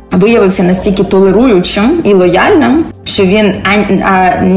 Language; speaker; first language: Ukrainian; early bilingual, heritage; Ukrainian